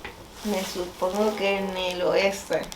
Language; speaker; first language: Spanish; native; Spanish